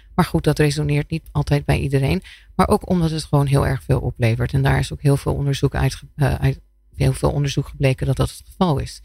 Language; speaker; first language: Dutch; non-native, fluent; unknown